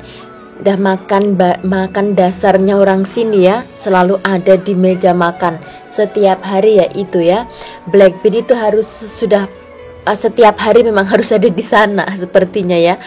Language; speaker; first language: Indonesian; non-native, local second language; Javanese